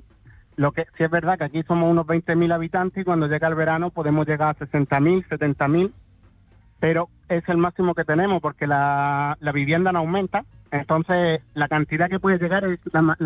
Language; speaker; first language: Spanish; native; Spanish